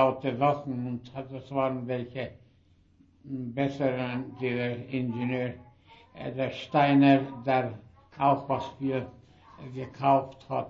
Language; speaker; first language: German; early bilingual, heritage; German